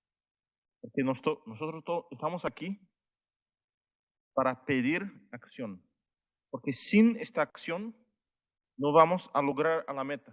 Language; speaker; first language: Spanish; non-native, fluent; Haitian Creole